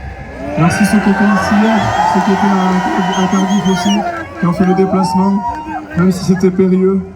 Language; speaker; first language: French; native; French